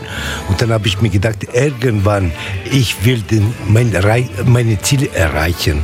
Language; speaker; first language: German; non-native, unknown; Italian